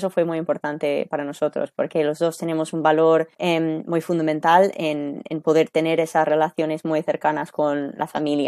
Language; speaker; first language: Spanish; non-native, fluent; English